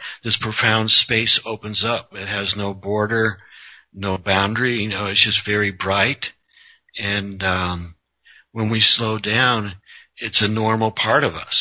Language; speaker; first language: English; native; English